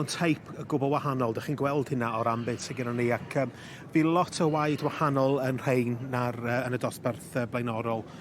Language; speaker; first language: Welsh; native; Welsh